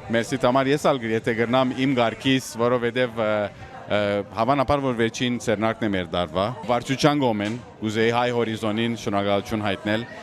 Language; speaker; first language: Armenian; early bilingual, heritage; Armenian